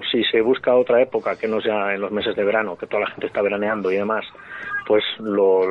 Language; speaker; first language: Spanish; native; Spanish